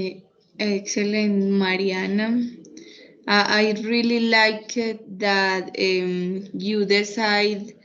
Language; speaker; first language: English; non-native, fluent; Spanish